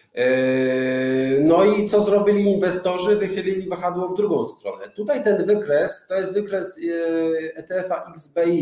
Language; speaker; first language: Polish; native; Polish